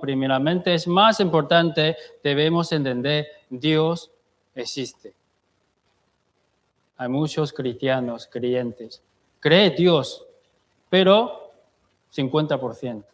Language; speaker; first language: Spanish; non-native, fluent; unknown